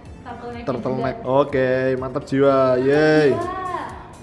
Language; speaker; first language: Indonesian; native; Indonesian